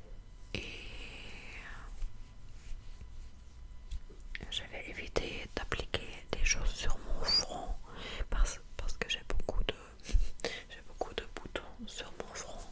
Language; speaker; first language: French; non-native, fluent; English